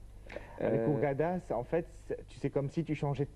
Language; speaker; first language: French; native; French